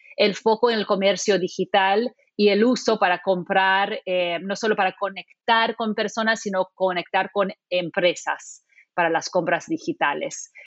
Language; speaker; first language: Spanish; non-native, fluent; English